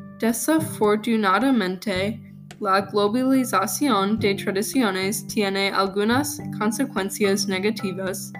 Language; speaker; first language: Spanish; non-native, learner; English